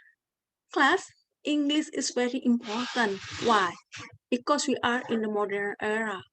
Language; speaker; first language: English; non-native, learner; Indonesian